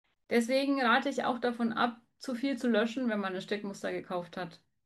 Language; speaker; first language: German; native; German